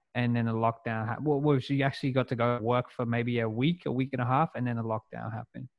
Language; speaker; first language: English; non-native, local second language; Punjabi